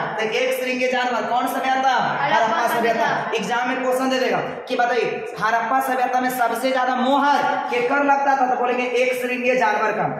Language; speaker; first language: Hindi; native; Hindi